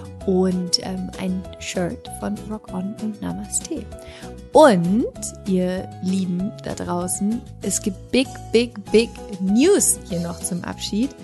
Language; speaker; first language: German; native; German